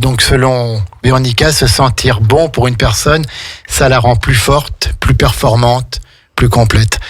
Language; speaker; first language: French; native; French